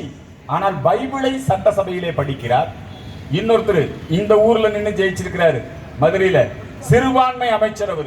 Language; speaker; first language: Tamil; native; Tamil